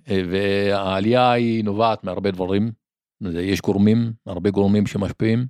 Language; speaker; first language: Hebrew; non-native, local second language; Arabic